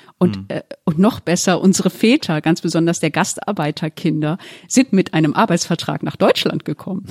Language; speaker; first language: German; early bilingual, other home language; Turkish